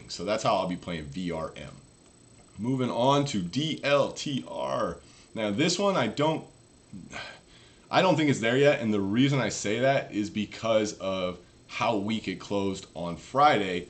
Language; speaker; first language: English; native; English